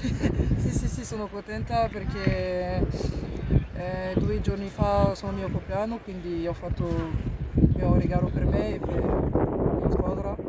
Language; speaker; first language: Italian; non-native, learner; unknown